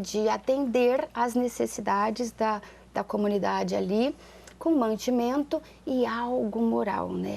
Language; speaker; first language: Portuguese; native; Portuguese